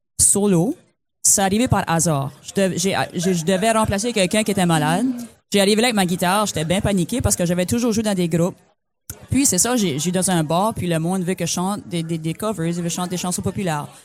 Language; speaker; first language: French; native; French